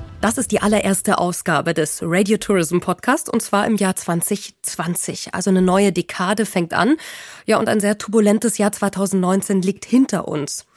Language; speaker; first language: German; native; German